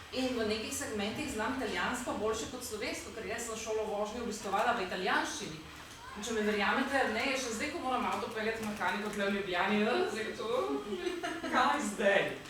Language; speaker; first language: Slovenian; native; Slovenian